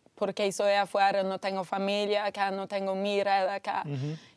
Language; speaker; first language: Spanish; non-native, fluent; English